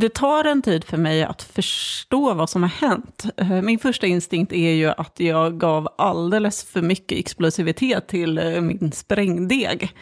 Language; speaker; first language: Swedish; native; Swedish